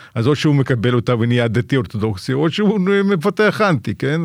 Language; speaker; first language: Hebrew; non-native, fluent; Russian